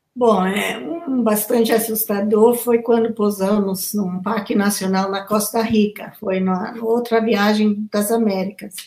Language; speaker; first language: Portuguese; non-native, fluent; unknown